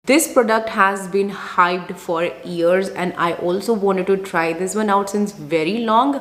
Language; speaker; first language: English; non-native, local second language; Hindi